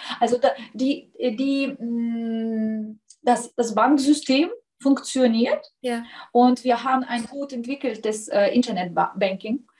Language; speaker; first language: German; non-native, fluent; Russian